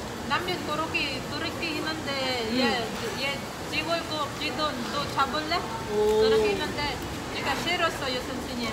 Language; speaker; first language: Korean; non-native, learner; Filipino